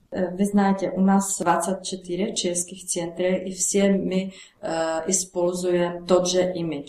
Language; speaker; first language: Russian; non-native, learner; Czech